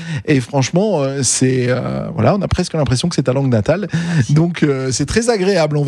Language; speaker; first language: French; native; French